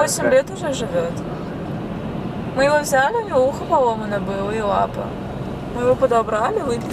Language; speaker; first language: Russian; native; Russian